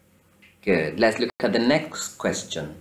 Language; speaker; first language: English; non-native, fluent; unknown